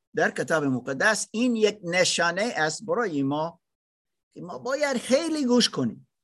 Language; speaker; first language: Persian; non-native, learner; German